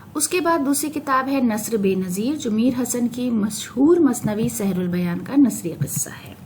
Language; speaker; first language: Urdu; native; Urdu